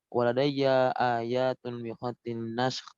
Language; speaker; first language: Arabic; non-native, learner; Indonesian